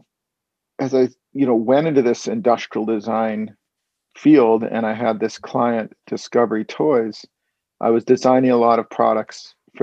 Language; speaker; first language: English; native; English